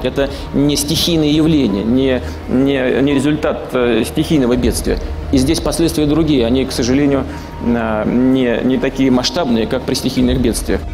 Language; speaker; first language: Russian; native; Russian